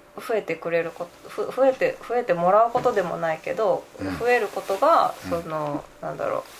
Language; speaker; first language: Japanese; native; Japanese